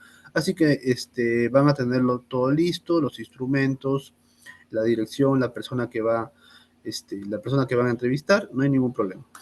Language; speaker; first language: Spanish; native; Spanish